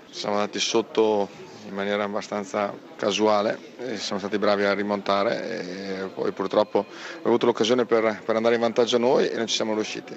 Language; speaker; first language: Italian; native; Italian